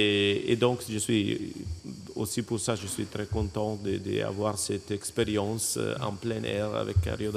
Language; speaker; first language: French; non-native, fluent; Italian